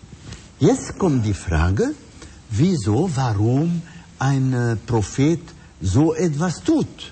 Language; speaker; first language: German; non-native, fluent; Arabic